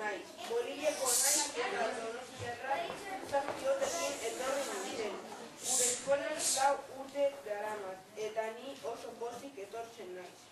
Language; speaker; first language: Basque; early bilingual, other home language; Spanish